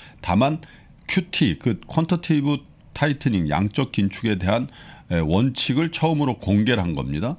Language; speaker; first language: Korean; native; Korean